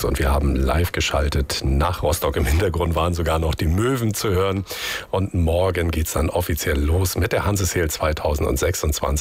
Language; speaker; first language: German; native; German